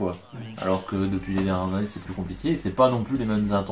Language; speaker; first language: French; native; French